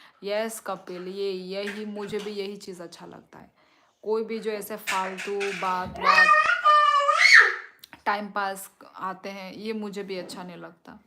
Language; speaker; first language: Hindi; non-native, local second language; Kok Borok